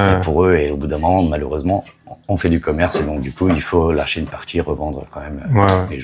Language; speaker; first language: French; native; French